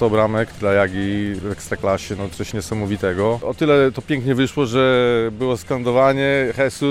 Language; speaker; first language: Polish; native; Polish